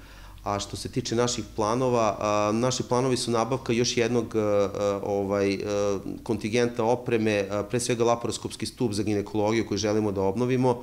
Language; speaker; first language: Serbian; native; Serbian